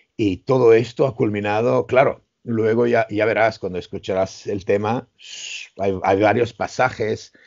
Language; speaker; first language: Spanish; non-native, fluent; Serbian